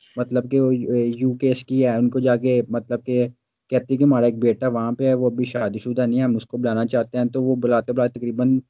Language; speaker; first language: Urdu; non-native, local second language; Punjabi